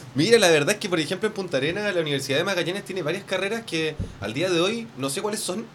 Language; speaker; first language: Spanish; native; Spanish